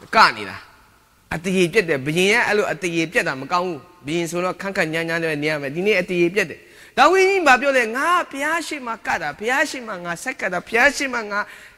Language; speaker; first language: Burmese; non-native, local second language; Kachin